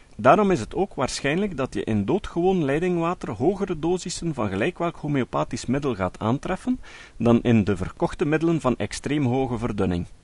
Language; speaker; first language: Dutch; native; Dutch